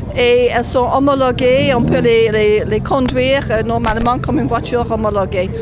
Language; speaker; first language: French; non-native, fluent; English